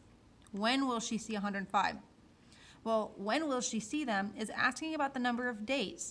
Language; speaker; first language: English; native; English